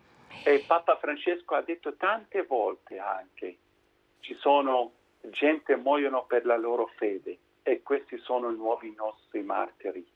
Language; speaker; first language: Italian; non-native, fluent; Arabic